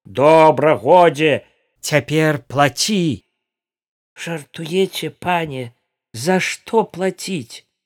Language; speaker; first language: Belarusian; native; Belarusian